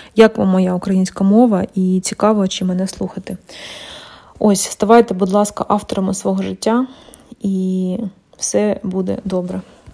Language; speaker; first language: Ukrainian; non-native, local second language; Russian